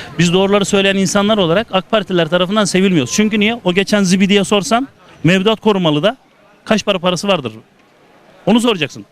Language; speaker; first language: Turkish; native; Turkish